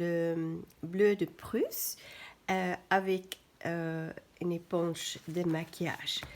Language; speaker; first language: French; non-native, fluent; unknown